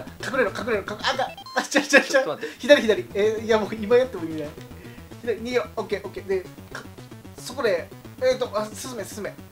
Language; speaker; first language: Japanese; native; Japanese